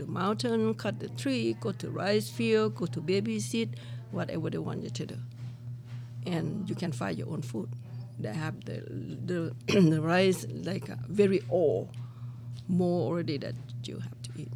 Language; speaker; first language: English; non-native, learner; Lao